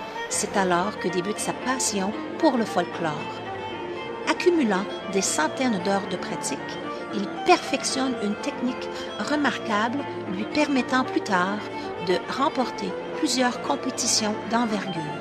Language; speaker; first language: French; native; French